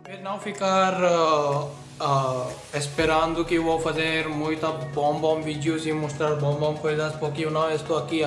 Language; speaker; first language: Portuguese; non-native, learner; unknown